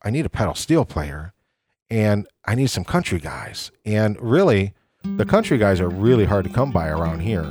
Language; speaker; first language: English; native; English